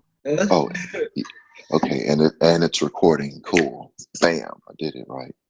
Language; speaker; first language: English; native; English